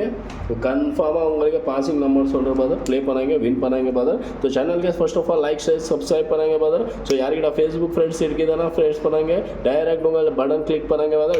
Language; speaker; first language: Tamil; non-native, local second language; Kannada